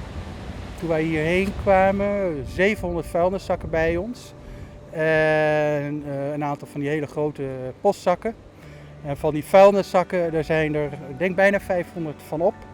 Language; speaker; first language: Dutch; native; Dutch